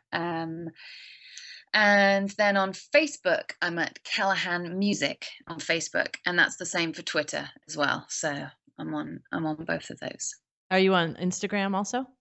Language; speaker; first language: English; native; English